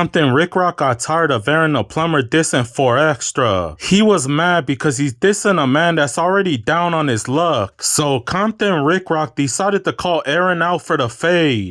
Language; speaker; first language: English; native; English